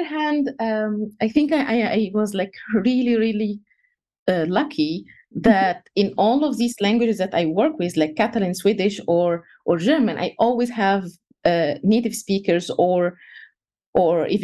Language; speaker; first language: English; non-native, fluent; Arabic